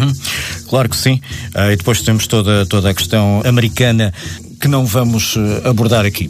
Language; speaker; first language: Portuguese; native; Portuguese